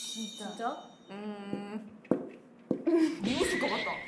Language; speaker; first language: Korean; native; Korean